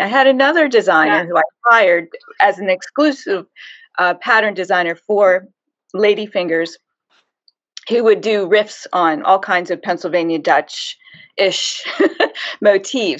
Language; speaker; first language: English; native; English